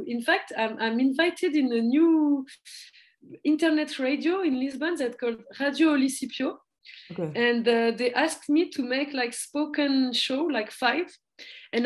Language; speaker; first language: English; non-native, fluent; French